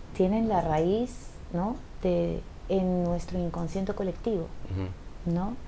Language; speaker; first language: Spanish; non-native, fluent; Dutch